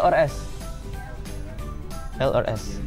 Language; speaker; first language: English; non-native, fluent; Indonesian